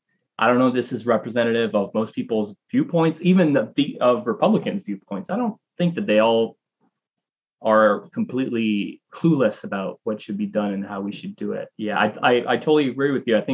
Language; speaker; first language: English; native; English